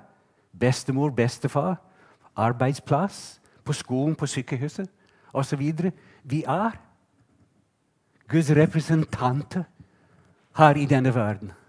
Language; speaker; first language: Norwegian; non-native, fluent; English